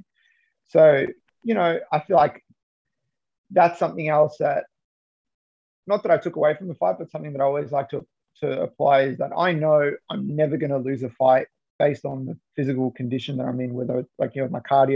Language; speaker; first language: English; native; English